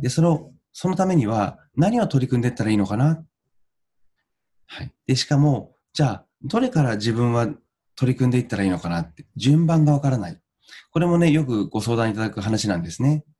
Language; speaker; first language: Japanese; native; Japanese